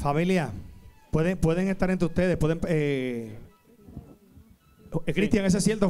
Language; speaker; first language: Spanish; native; Spanish